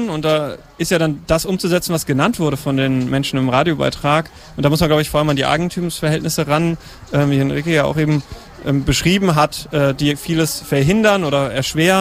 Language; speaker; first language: German; native; German